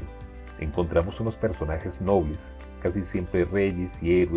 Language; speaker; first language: Spanish; native; Spanish